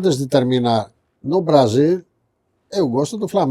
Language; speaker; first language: Portuguese; non-native, fluent; Greek